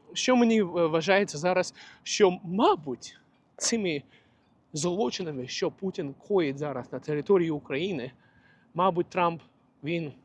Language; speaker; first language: Ukrainian; non-native, local second language; Russian